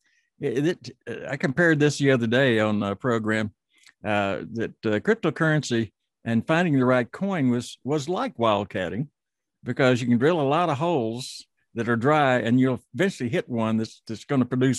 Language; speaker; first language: English; native; English